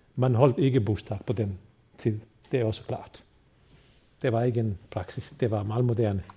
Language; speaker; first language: Danish; non-native, fluent; Bosnian